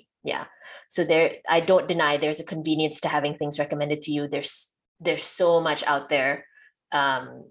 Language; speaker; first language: English; non-native, local second language; Malay